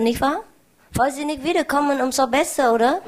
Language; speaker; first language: German; non-native, learner; Vietnamese